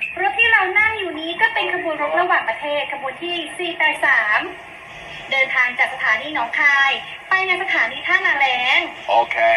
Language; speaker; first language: Thai; native; Thai